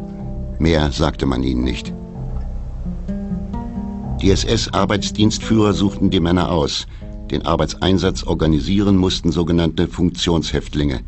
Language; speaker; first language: German; native; German